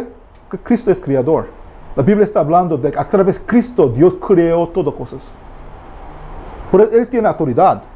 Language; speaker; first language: Spanish; non-native, learner; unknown